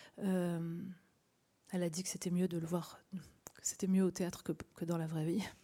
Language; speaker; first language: French; native; French